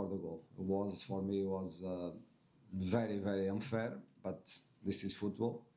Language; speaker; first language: English; non-native, fluent; Portuguese